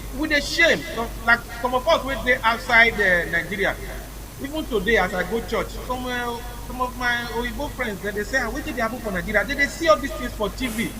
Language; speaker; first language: Nigerian Pidgin; non-native, local second language; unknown